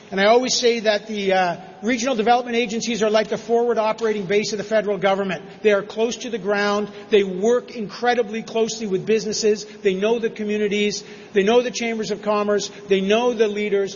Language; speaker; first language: English; native; English